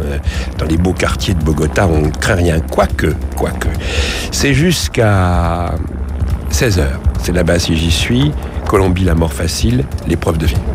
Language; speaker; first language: French; native; French